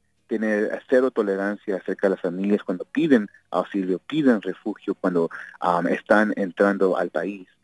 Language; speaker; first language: Spanish; early bilingual, heritage; Spanish